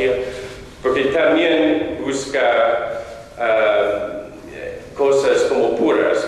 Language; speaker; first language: Spanish; non-native, fluent; English